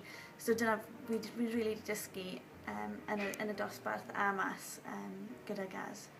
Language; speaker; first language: Welsh; native; Welsh